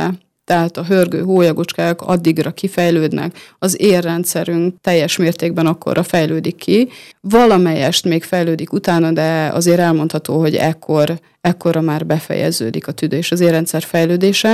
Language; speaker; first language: Hungarian; native; Hungarian